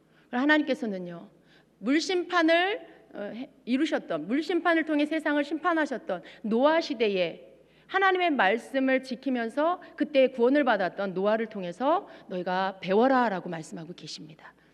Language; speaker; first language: Korean; native; Korean